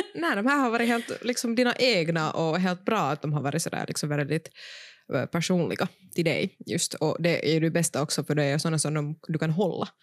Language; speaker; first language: Swedish; native; Swedish